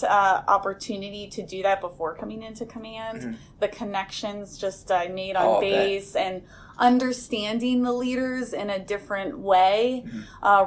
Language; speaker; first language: English; native; English